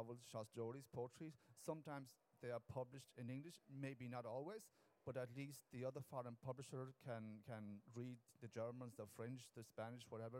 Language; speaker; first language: English; non-native, local second language; Irish